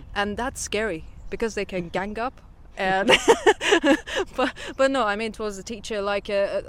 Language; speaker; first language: English; non-native, fluent; Persian